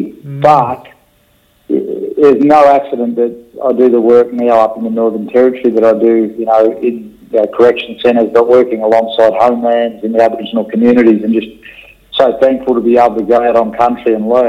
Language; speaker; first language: English; native; English